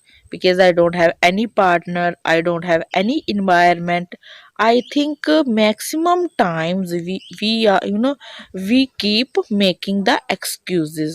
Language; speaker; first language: English; non-native, learner; Hindi